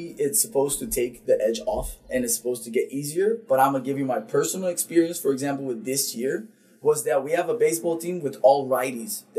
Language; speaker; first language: English; non-native, fluent; Papiamento